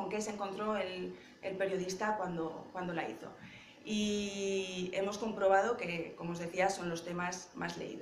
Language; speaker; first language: Spanish; native; Spanish